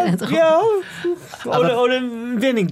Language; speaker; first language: German; non-native, learner; English